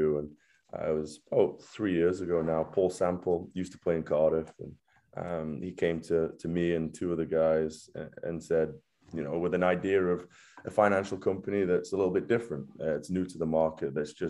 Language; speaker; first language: English; native; English